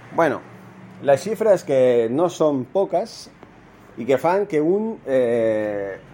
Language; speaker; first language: Spanish; non-native, local second language; Catalan